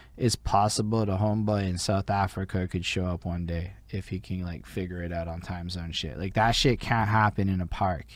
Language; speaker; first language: English; native; English